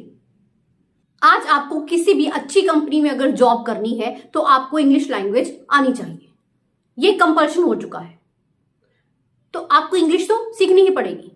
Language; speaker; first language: Hindi; native; Hindi